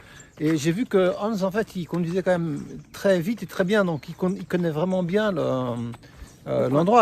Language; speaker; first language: French; native; French